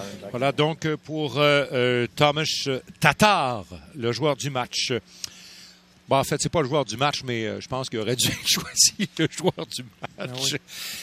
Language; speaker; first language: French; native; French